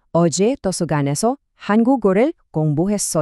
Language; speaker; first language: Korean; non-native, fluent; Filipino